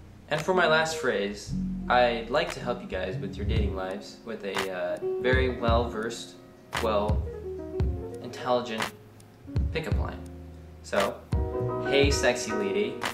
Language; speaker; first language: English; native; English